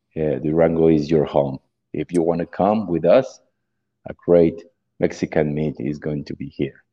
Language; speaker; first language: English; non-native, learner; Spanish